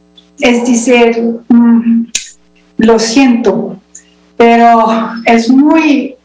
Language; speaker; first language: Spanish; non-native, learner; Portuguese